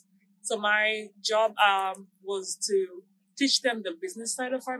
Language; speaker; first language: English; non-native, local second language; Swahili